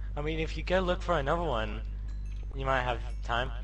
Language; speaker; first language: English; native; English